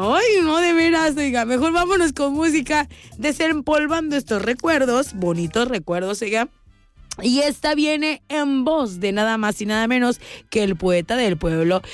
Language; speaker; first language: Spanish; native; Spanish